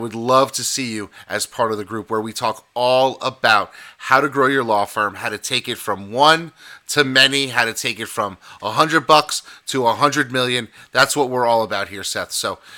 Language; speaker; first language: English; native; English